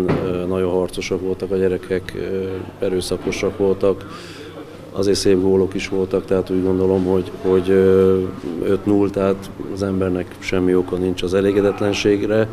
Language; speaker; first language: Hungarian; native; Hungarian